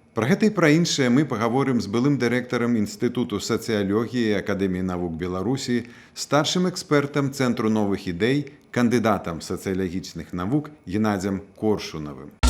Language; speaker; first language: Belarusian; native; Belarusian